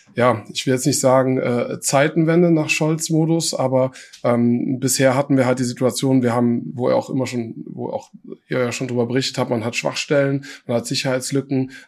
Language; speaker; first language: German; early bilingual, other home language; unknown